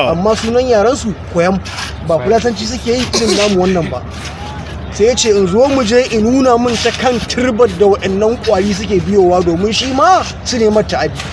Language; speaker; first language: Hausa; non-native, local second language; Fula